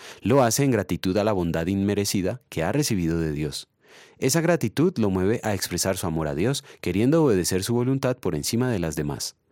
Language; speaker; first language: Spanish; native; Spanish